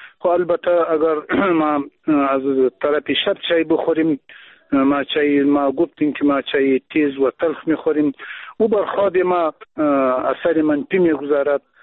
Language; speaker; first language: Persian; non-native, local second language; Pashto